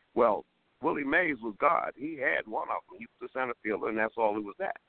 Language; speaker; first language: English; native; English